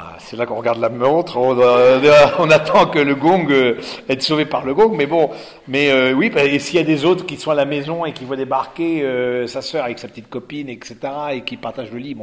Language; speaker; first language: French; native; French